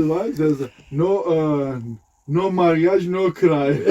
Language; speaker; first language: English; non-native, learner; Turkish